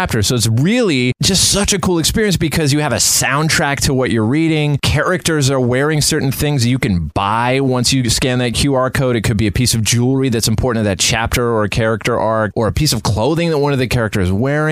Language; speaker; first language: English; native; English